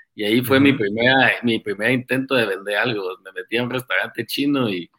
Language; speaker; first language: Spanish; native; Spanish